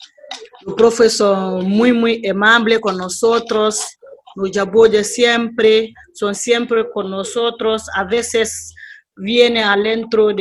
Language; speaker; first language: Spanish; non-native, learner; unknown